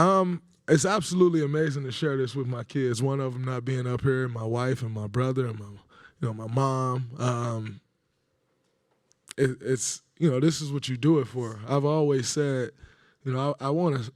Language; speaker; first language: English; native; English